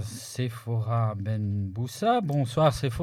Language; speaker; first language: French; native; French